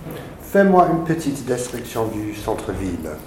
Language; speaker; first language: French; non-native, fluent; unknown